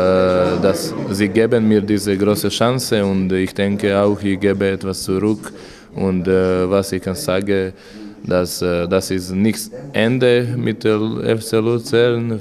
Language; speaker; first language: German; non-native, learner; Croatian